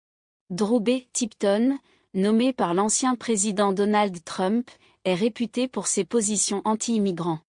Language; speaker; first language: French; non-native, local second language; Haitian Creole